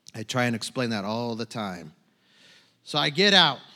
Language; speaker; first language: English; native; English